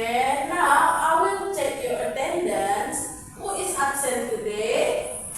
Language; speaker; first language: English; non-native, fluent; Indonesian